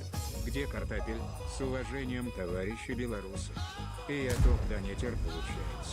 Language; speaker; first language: Russian; native; Russian